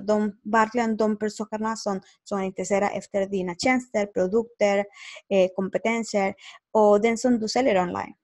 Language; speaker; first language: Swedish; non-native, learner; Spanish